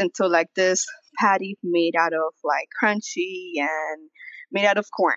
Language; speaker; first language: English; native; English